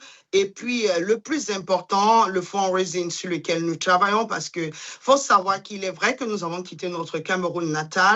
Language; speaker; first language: French; non-native, local second language; Duala